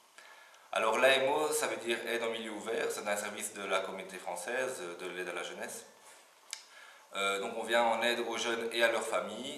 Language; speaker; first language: French; native; French